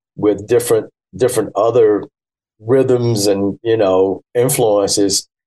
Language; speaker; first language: English; early bilingual, other home language; Yoruba